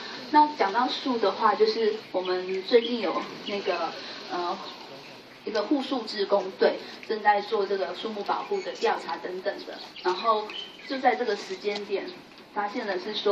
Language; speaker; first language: Chinese; native; Chinese